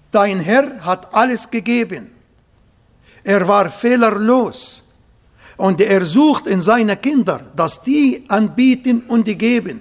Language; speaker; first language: German; non-native, fluent; Arabic